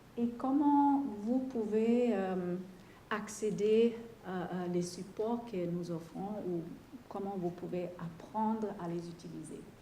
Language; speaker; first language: French; non-native, fluent; German